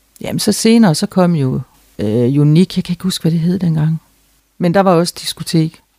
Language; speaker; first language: Danish; native; Danish